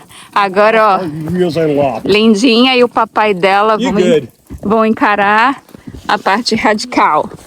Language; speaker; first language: Portuguese; native; Portuguese